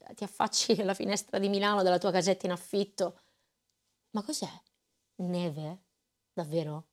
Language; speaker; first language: Italian; native; Italian